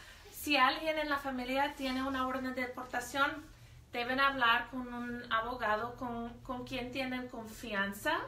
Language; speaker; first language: Spanish; non-native, fluent; English